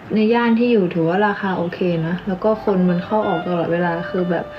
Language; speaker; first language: Thai; native; Thai